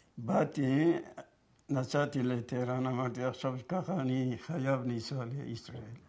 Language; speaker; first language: Hebrew; non-native, fluent; Persian